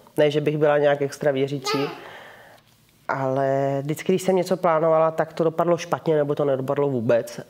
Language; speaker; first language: Czech; early bilingual, heritage; Czech